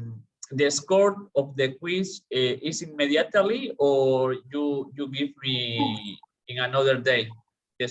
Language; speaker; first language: English; non-native, learner; Spanish